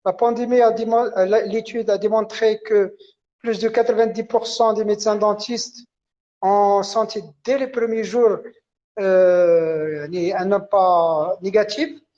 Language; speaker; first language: French; non-native, local second language; Arabic